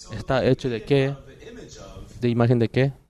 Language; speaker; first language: Spanish; non-native, learner; Korean